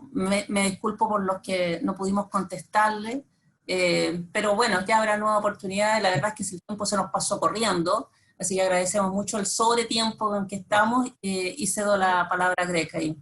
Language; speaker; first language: Spanish; native; Spanish